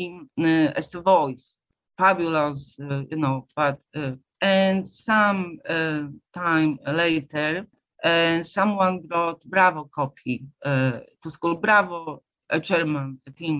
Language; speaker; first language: English; non-native, fluent; Polish